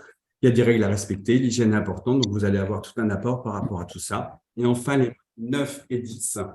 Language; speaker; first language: French; native; French